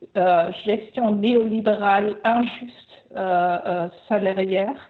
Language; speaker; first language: French; non-native, fluent; German